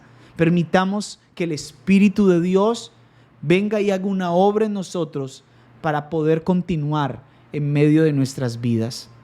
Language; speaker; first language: Spanish; native; Spanish